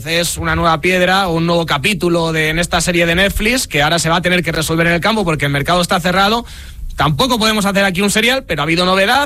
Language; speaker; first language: Spanish; native; Spanish